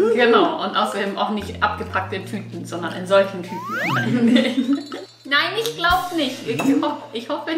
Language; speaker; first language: German; native; German